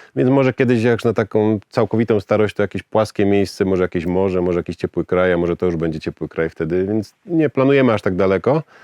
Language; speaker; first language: Polish; native; Polish